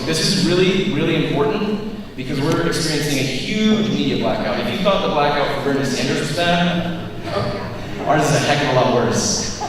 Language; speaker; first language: English; native; English